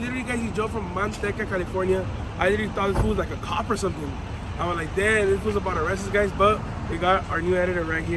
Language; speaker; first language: English; early bilingual, other home language; Spanish